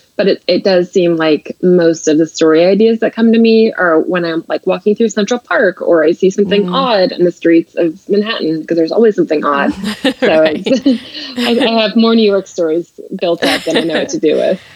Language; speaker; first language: English; native; English